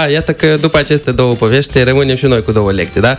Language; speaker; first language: Romanian; native; Romanian